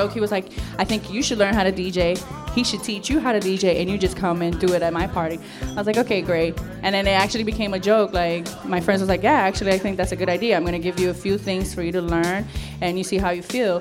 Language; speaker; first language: English; non-native, fluent; Portuguese